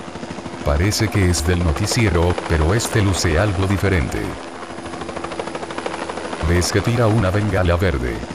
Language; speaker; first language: Spanish; native; Spanish